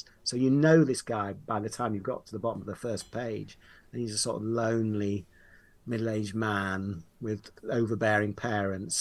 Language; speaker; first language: English; native; English